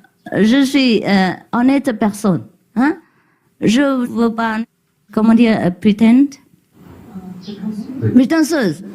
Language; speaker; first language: French; non-native, learner; Chinese